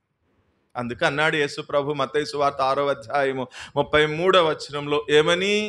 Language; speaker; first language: Telugu; native; Telugu